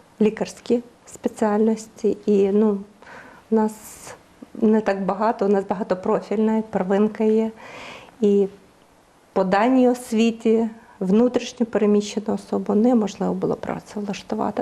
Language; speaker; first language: Ukrainian; native; Ukrainian